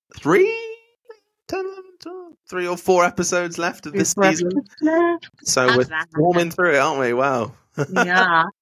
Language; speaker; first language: English; native; English